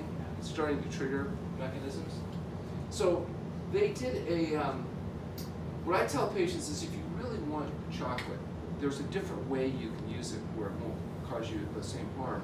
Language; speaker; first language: English; native; English